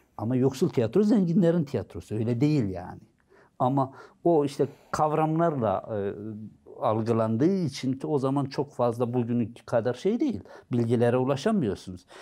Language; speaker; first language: Turkish; non-native, local second language; Zaza